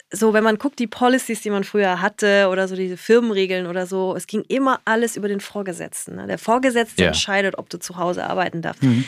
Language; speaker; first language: German; early bilingual, other home language; Japanese